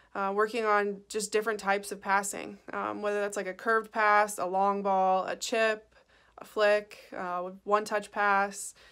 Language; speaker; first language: English; native; English